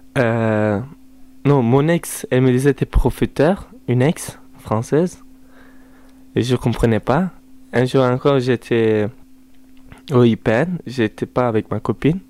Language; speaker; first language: French; non-native, learner; Turkish